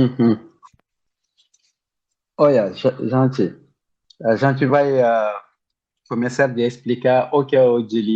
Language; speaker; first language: Portuguese; non-native, learner; Bambara